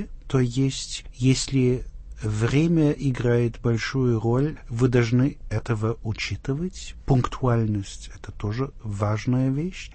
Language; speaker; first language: Russian; non-native, fluent; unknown